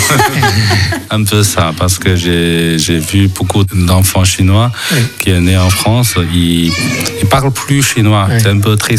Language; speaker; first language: French; non-native, fluent; Chinese